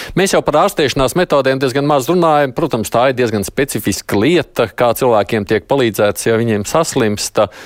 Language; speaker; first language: Latvian; native; Latvian